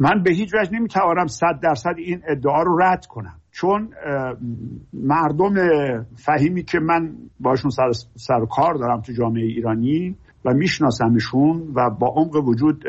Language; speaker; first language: Persian; native; Persian